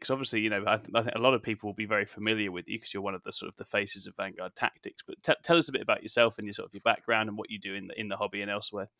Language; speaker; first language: English; native; English